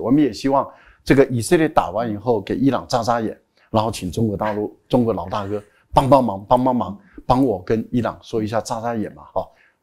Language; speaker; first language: Chinese; native; Chinese